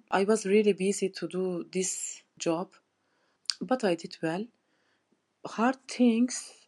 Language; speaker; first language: English; non-native, learner; Turkish